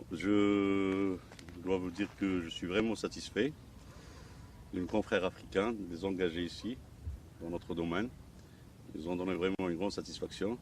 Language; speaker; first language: French; non-native, local second language; Arabic